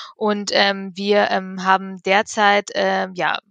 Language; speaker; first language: German; early bilingual, other home language; Russian